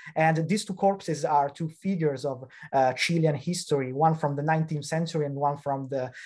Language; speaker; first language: English; non-native, fluent; Italian